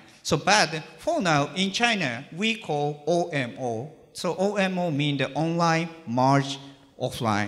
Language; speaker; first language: English; non-native, learner; Japanese